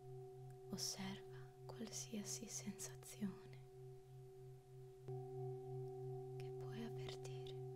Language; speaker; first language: Italian; native; Italian